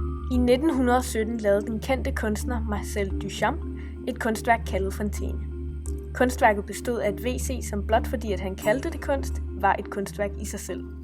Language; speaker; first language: Danish; native; Danish